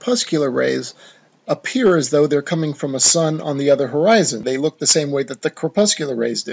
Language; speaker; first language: English; native; English